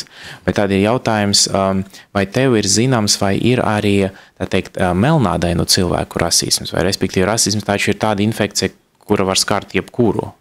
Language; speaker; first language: Latvian; non-native, local second language; Russian